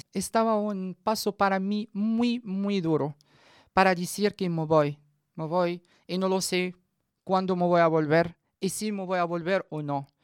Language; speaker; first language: Spanish; non-native, learner; Arabic